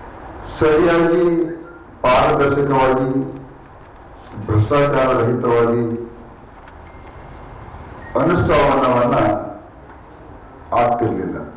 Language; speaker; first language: Kannada; native; Kannada